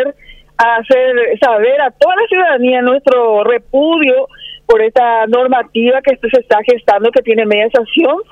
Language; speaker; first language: Spanish; native; Spanish